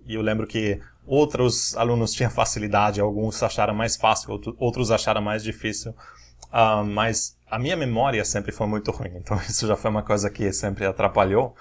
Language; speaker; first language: Portuguese; non-native, fluent; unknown